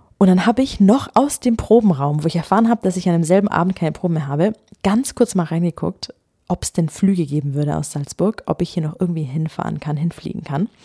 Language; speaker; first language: German; native; German